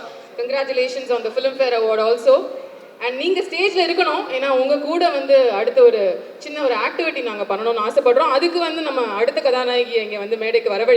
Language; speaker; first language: Tamil; native; Tamil